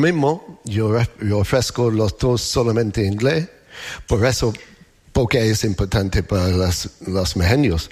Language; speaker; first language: Spanish; non-native, learner; English